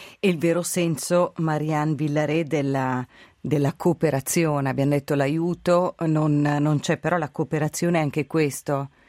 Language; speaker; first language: Italian; native; Italian